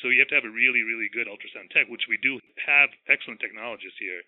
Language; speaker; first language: English; native; English